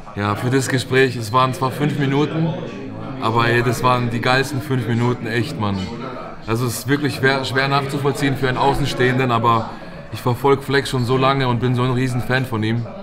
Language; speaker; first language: German; native; German